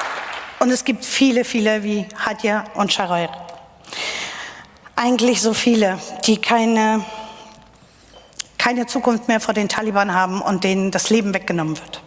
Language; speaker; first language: German; non-native, fluent; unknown